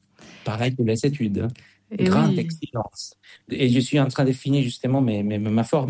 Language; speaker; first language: French; non-native, fluent; Spanish